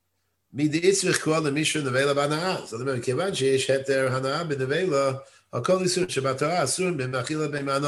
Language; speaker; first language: Hebrew; non-native, fluent; English